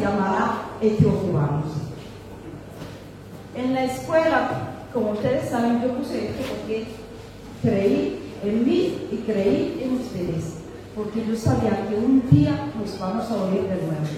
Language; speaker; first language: Spanish; non-native, fluent; Amharic